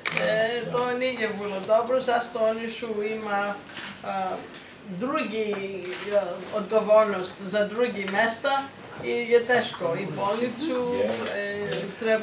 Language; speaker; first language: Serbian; non-native, learner; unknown